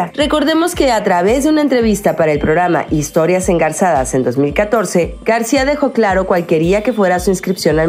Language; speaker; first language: Spanish; native; Spanish